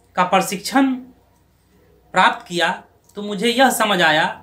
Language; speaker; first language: Hindi; native; Hindi